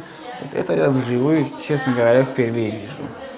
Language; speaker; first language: Russian; non-native, local second language; Tajik